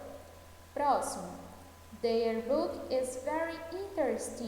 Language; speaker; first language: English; non-native, fluent; Portuguese